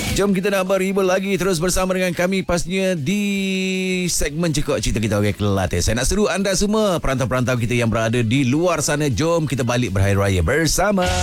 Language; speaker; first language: Malay; native; Malay